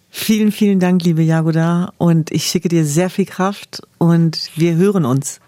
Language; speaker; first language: German; native; German